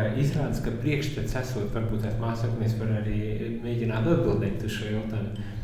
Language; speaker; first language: Latvian; native; Latvian